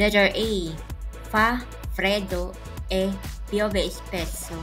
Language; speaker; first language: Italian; non-native, fluent; Filipino